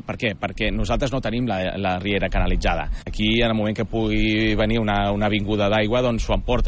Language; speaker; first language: Catalan; native; Catalan